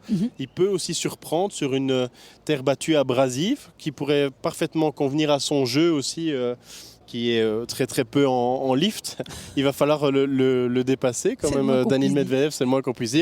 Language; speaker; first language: French; native; French